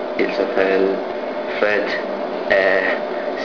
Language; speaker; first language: French; non-native, learner; English